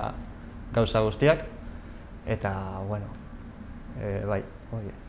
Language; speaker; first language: Basque; non-native, local second language; Spanish